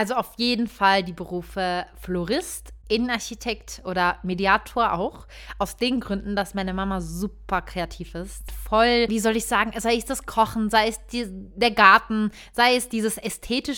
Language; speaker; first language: German; early bilingual, other home language; Turkish